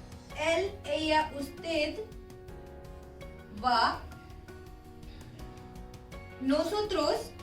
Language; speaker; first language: Spanish; non-native, fluent; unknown